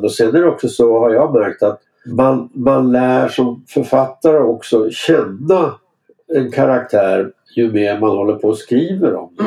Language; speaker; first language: Swedish; native; Swedish